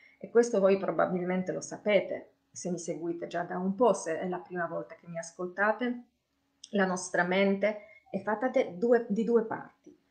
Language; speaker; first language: Italian; non-native, fluent; Polish